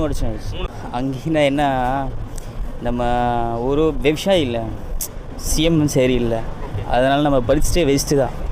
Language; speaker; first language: Tamil; non-native, local second language; Hindi